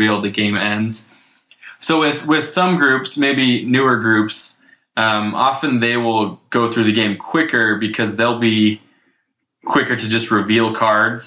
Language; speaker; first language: English; native; English